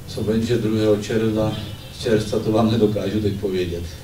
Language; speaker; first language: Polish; non-native, learner; Czech